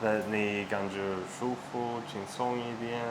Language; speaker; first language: Chinese; non-native, fluent; English